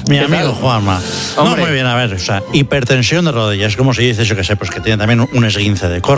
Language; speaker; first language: Spanish; native; Spanish